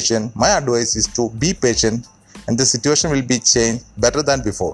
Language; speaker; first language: English; non-native, local second language; Malayalam